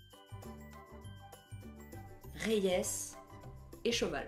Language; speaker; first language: French; native; French